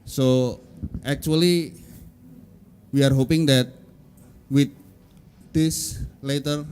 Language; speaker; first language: English; non-native, learner; Indonesian